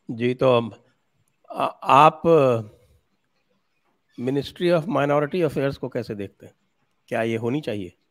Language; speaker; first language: Hindi; native; Hindi